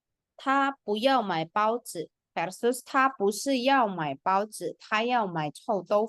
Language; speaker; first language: Chinese; non-native, fluent; Indonesian